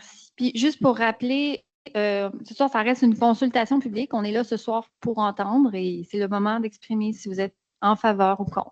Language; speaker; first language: French; native; French